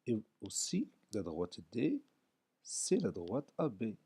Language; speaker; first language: French; non-native, local second language; Arabic